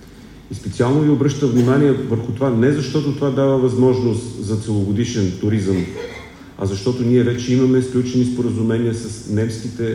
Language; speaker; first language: Bulgarian; native; Bulgarian